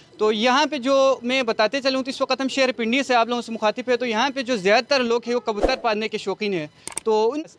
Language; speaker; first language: Urdu; non-native, local second language; Balti